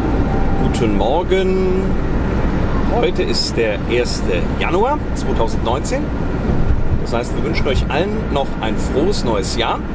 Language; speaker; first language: German; native; German